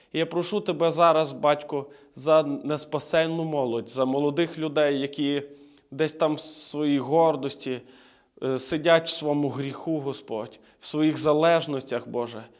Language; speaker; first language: Ukrainian; native; Ukrainian